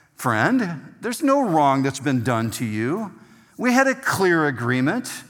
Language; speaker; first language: English; native; English